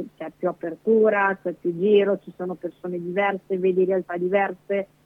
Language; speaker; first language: Italian; native; Italian